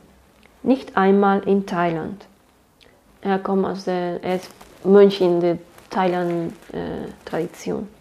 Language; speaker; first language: German; non-native, fluent; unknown